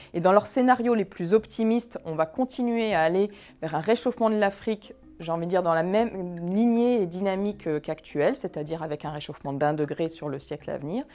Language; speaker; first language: French; native; French